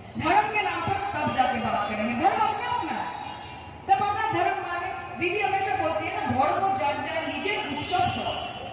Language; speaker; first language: Hindi; non-native, local second language; Bangla